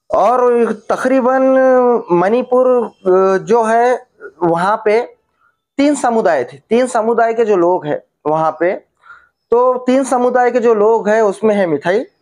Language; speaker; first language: Hindi; native; Hindi